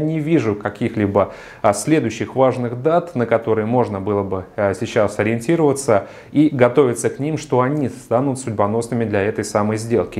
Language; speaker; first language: Russian; native; Russian